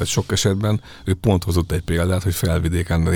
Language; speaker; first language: Hungarian; native; Hungarian